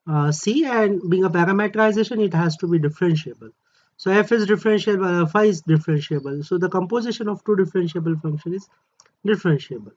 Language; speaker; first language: English; non-native, local second language; Marathi